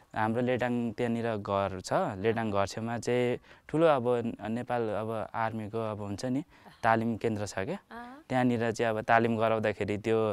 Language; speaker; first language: Nepali; native; Nepali